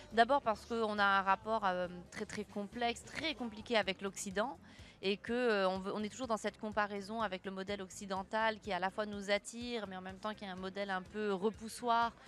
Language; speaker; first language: French; native; French